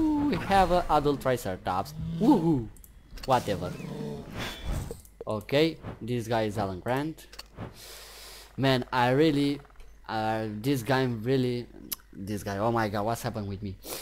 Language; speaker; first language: English; non-native, learner; Romanian